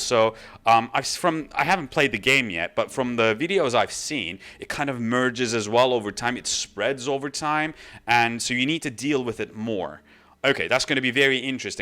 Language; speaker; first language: English; non-native, fluent; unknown